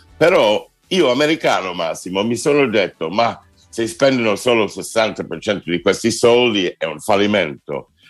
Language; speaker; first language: Italian; non-native, fluent; English